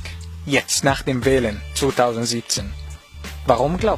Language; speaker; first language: German; non-native, learner; Arabic